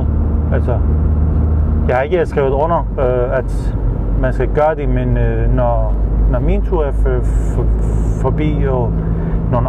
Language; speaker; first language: Danish; non-native, fluent; Persian